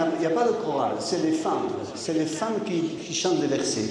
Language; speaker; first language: French; native; French